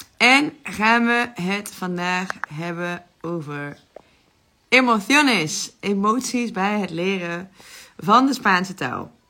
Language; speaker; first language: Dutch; native; Dutch